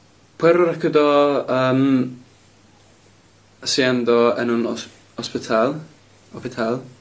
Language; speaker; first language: Spanish; non-native, learner; English